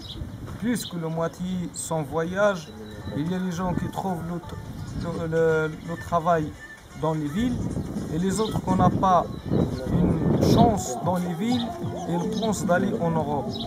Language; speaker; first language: French; non-native, learner; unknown